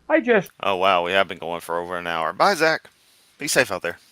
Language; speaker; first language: English; native; English